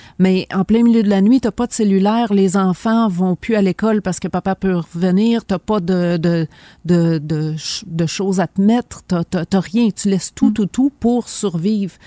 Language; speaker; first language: French; native; French